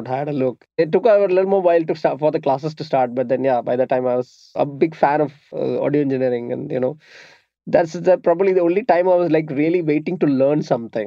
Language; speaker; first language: English; non-native, local second language; Malayalam